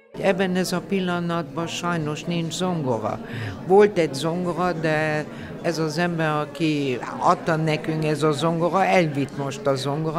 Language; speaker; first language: Hungarian; non-native, fluent; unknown